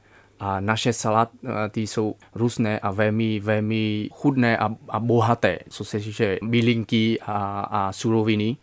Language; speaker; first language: Czech; non-native, fluent; Vietnamese